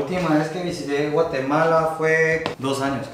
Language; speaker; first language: Spanish; early bilingual, other home language; Korean